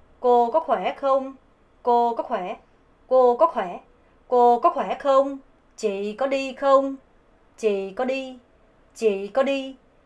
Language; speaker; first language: Vietnamese; non-native, fluent; Korean